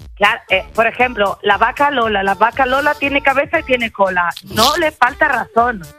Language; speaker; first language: Spanish; non-native, fluent; German